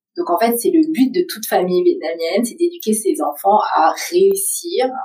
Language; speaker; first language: French; early bilingual, other home language; Vietnamese